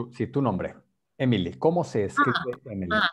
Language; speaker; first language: Spanish; non-native, fluent; English